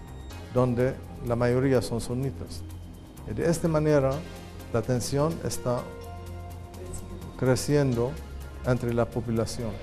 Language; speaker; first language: Spanish; non-native, fluent; Arabic